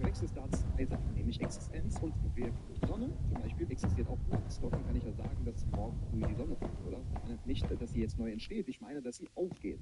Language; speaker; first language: German; native; German